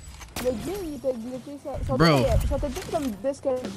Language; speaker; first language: French; native; French